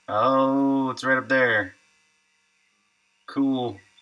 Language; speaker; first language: English; native; English